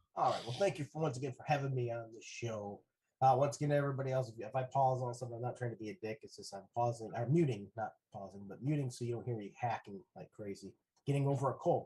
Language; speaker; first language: English; native; English